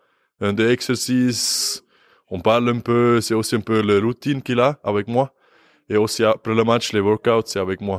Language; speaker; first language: French; non-native, learner; English